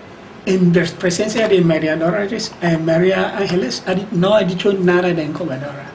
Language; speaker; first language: Spanish; non-native, learner; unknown